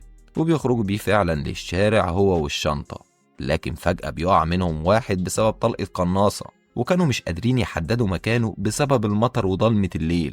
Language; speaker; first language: Arabic; native; Arabic